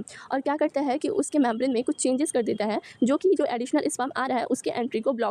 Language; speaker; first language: Hindi; native; Hindi